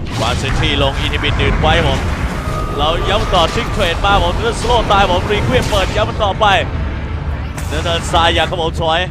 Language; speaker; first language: Thai; native; Thai